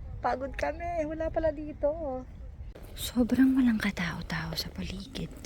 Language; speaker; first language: Filipino; native; Filipino